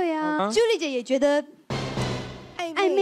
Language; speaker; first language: Chinese; native; Chinese